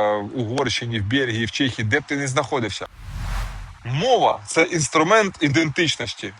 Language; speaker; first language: Ukrainian; non-native, local second language; Russian